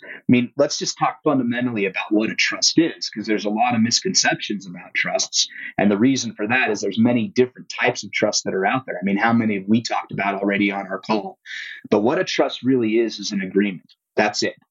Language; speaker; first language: English; native; English